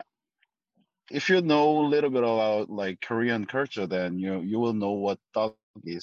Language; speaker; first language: English; non-native, fluent; Korean